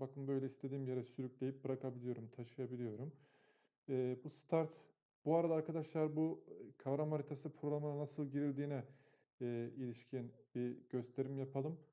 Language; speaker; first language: Turkish; native; Turkish